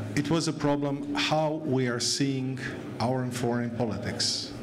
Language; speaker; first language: English; non-native, fluent; Romanian